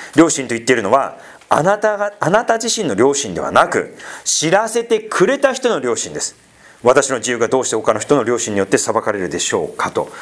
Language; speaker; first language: Japanese; native; Japanese